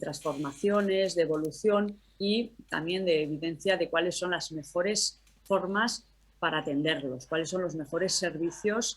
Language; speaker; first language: Spanish; native; Spanish